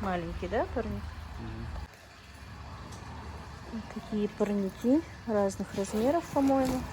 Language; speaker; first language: Russian; non-native, local second language; Ingush